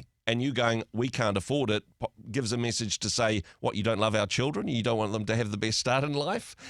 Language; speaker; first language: English; native; English